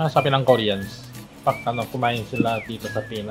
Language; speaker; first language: Filipino; non-native, learner; Korean